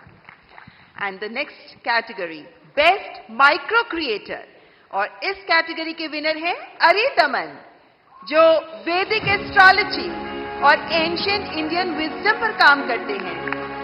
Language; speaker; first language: Hindi; native; Hindi